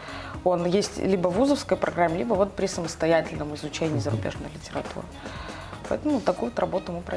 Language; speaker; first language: Russian; native; Russian